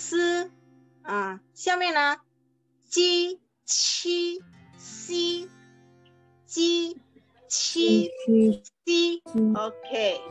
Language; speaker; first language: Chinese; non-native, local second language; Indonesian